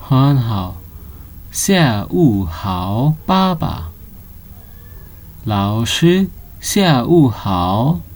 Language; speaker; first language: Chinese; non-native, fluent; Nepali